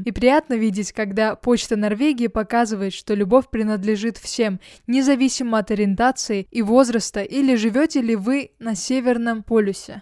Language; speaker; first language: Russian; native; Russian